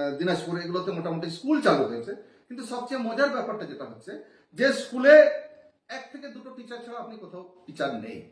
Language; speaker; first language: Bangla; non-native, local second language; Santali